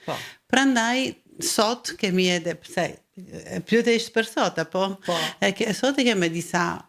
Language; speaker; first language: Albanian; early bilingual, heritage; Albanian